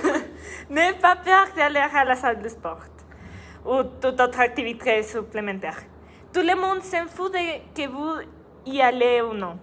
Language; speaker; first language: French; non-native, learner; Spanish